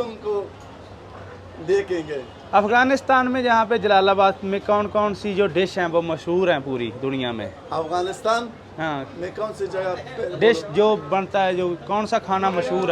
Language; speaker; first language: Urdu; non-native, local second language; Punjabi